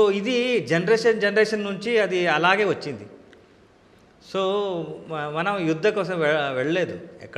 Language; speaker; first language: Telugu; non-native, local second language; Kannada